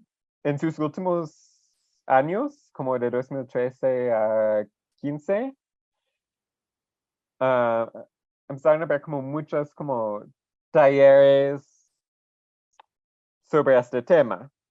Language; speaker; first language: Spanish; non-native, fluent; English